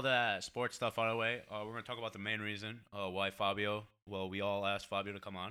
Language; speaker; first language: English; early bilingual, other home language; Portuguese